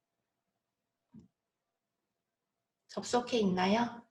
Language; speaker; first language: Korean; native; Korean